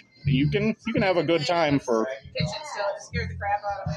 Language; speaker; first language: English; native; English